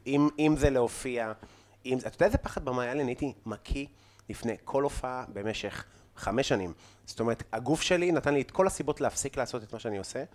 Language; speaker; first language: Hebrew; native; Hebrew